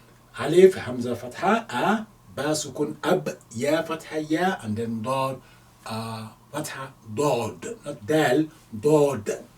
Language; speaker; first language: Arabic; non-native, fluent; English